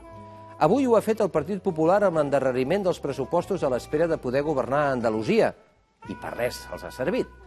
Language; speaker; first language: Catalan; native; Catalan